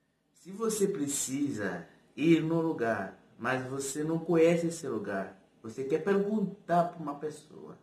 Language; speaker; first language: Portuguese; non-native, fluent; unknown